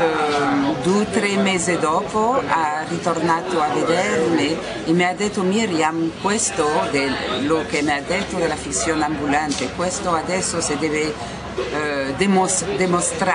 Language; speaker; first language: Italian; non-native, learner; French